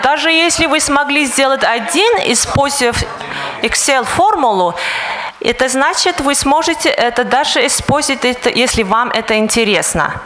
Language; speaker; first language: Russian; non-native, fluent; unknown